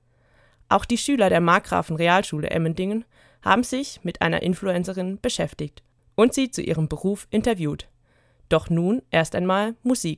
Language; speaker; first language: German; native; German